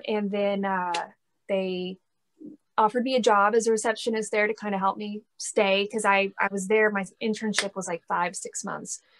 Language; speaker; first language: English; native; English